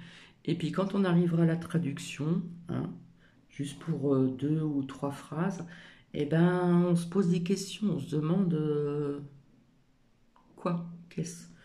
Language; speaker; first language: French; native; French